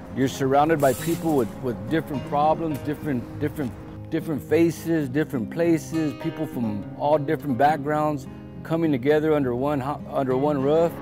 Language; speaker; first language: English; native; English